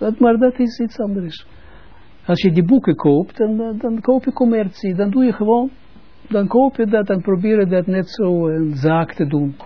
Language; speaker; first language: Dutch; non-native, fluent; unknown